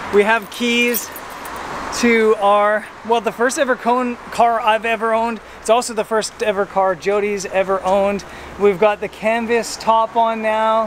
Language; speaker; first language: English; native; English